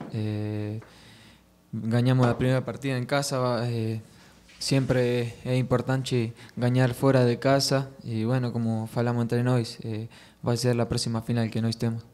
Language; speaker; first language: Portuguese; non-native, fluent; Spanish